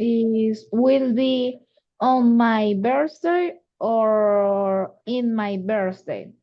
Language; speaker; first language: English; non-native, learner; Spanish